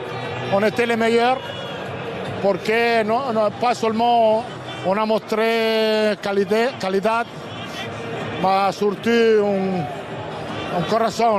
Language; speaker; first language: French; non-native, learner; Italian